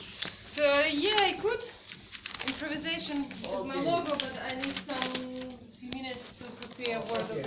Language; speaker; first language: English; non-native, fluent; Russian